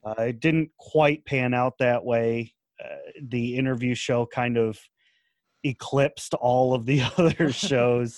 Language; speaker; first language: English; native; English